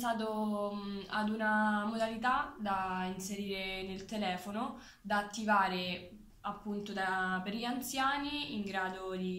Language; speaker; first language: Italian; native; Italian